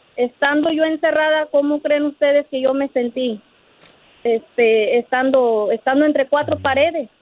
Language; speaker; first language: Spanish; native; Spanish